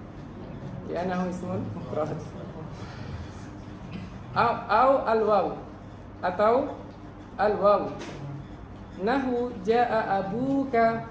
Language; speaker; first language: Arabic; non-native, fluent; Indonesian